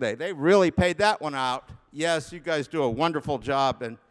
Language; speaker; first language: English; native; English